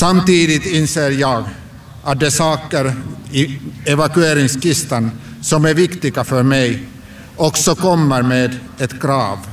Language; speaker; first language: Swedish; non-native, local second language; Finnish